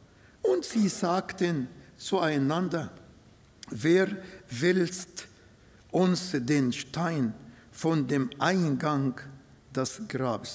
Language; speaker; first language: German; non-native, fluent; Arabic